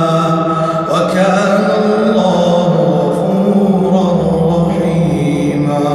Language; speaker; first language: Arabic; native; Arabic